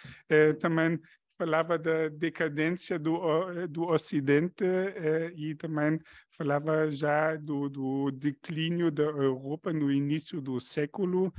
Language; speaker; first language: Portuguese; non-native, fluent; German